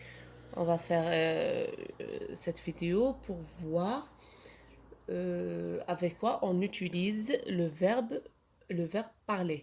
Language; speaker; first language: French; non-native, local second language; Arabic